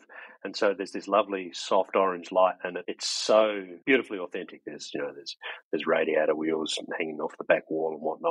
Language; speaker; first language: English; native; English